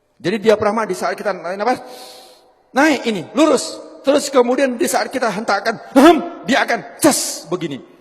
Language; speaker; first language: Indonesian; native; Indonesian